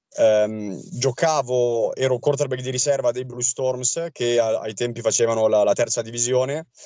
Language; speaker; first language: Italian; non-native, fluent; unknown